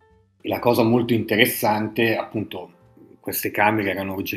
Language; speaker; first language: Italian; native; Italian